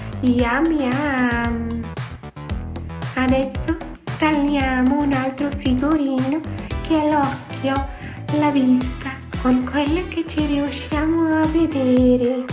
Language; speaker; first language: Italian; non-native, fluent; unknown